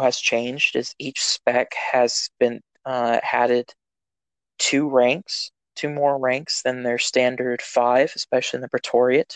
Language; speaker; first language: English; native; English